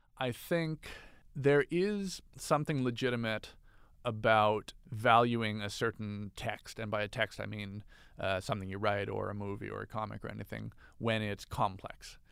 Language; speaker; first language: English; native; English